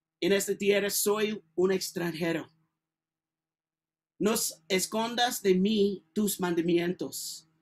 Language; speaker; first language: Spanish; non-native, learner; English